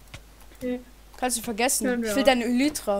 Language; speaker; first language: German; native; German